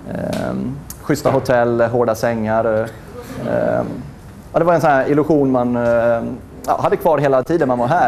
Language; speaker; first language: Swedish; native; Swedish